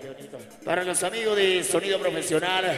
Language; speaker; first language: Spanish; native; Spanish